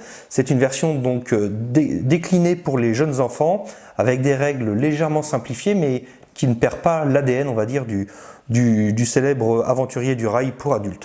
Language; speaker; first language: French; native; French